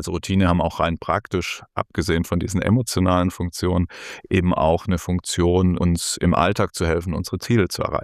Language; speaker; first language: German; native; German